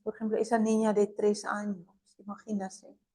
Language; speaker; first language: Spanish; non-native, fluent; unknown